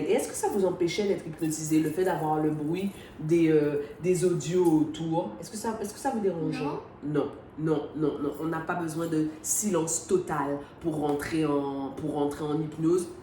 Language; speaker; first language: French; native; French